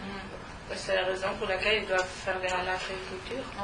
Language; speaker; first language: French; non-native, learner; German